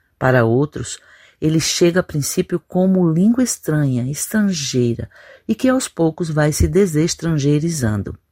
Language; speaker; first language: Portuguese; native; Portuguese